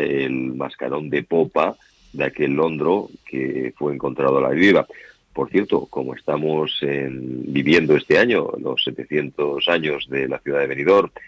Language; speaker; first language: Spanish; native; Spanish